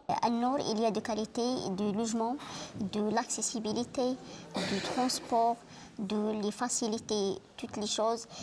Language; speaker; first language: French; non-native, local second language; Arabic